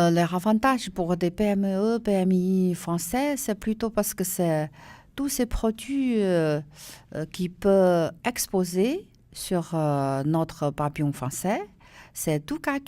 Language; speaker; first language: French; non-native, learner; Chinese